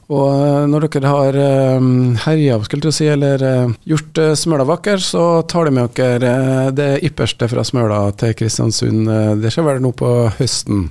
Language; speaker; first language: Norwegian; native; Norwegian